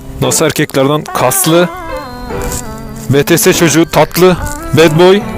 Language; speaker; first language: Turkish; native; Turkish